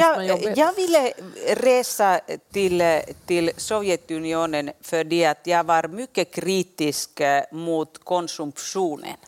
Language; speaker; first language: Swedish; non-native, local second language; Finnish